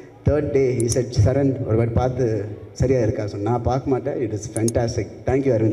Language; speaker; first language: Tamil; non-native, local second language; Telugu